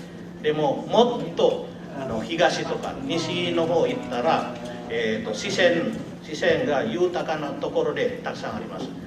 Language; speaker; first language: Japanese; non-native, learner; Indonesian